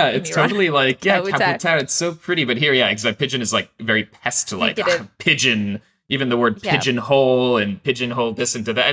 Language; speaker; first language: English; non-native, fluent; Persian